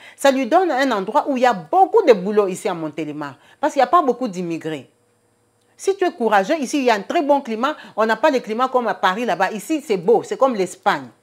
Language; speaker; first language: French; non-native, local second language; Lingala